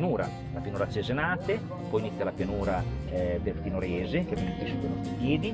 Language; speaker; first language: Italian; native; Italian